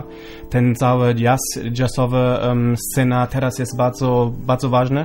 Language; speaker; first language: Polish; non-native, local second language; German